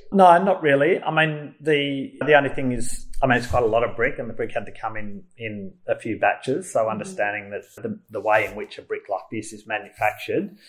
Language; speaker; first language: English; native; English